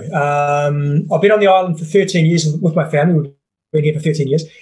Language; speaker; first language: English; native; English